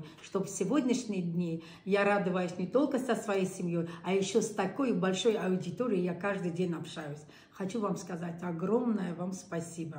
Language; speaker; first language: Russian; non-native, local second language; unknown